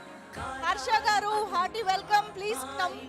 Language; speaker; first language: Telugu; native; Telugu